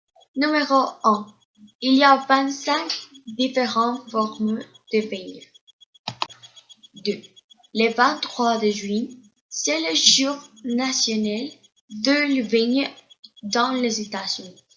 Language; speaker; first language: French; non-native, learner; Spanish